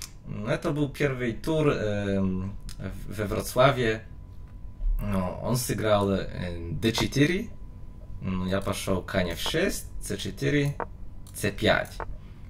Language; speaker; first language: Russian; non-native, learner; Polish